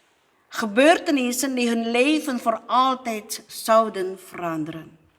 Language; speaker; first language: Dutch; non-native, fluent; Indonesian